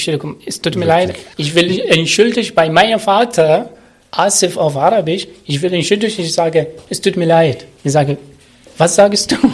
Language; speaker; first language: German; non-native, learner; Arabic